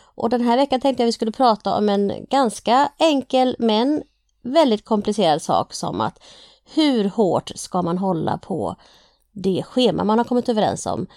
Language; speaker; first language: Swedish; native; Swedish